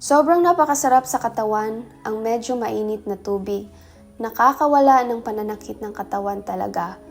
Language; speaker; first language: Filipino; native; Filipino